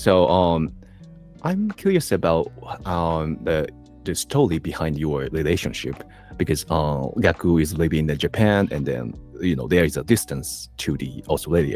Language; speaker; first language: English; non-native, learner; Japanese